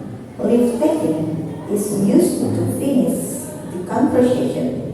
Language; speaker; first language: English; non-native, learner; Indonesian